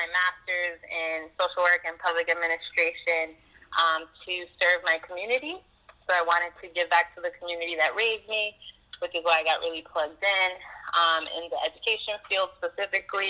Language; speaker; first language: English; native; English